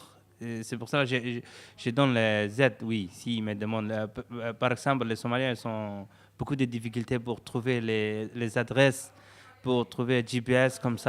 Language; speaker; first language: French; non-native, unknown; Somali